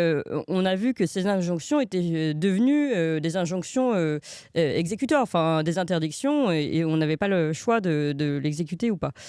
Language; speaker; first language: French; native; French